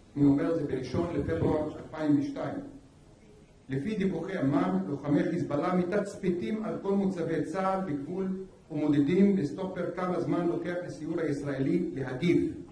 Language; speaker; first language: Hebrew; non-native, local second language; Arabic